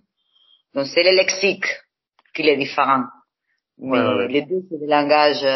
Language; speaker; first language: French; non-native, fluent; Spanish